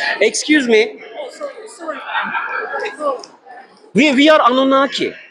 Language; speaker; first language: English; non-native, learner; Turkish